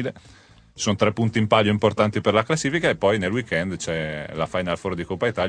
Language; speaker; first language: Italian; native; Italian